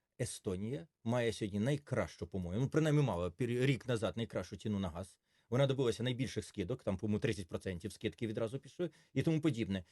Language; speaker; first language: Ukrainian; native; Ukrainian